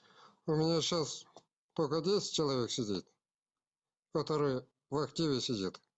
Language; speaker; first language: Russian; non-native, local second language; Kazakh